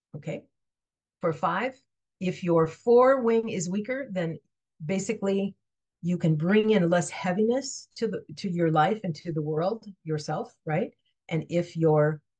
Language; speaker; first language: English; native; English